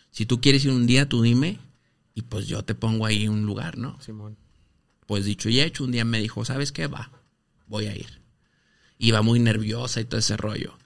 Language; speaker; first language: Spanish; native; Spanish